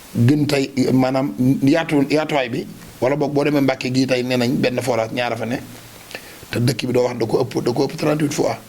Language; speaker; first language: Wolof; native; Wolof